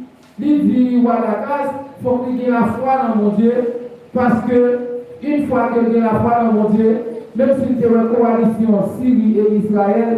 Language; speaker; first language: French; non-native, local second language; Haitian Creole